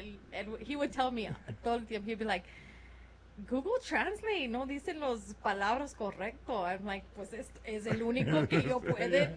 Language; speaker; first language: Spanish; non-native, learner; English